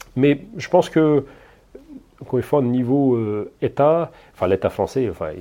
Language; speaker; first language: French; non-native, fluent; Hungarian